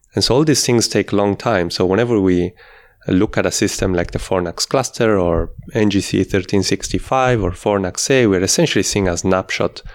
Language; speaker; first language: English; non-native, fluent; Italian